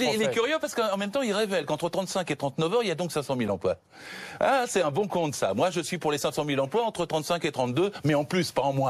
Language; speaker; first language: French; native; French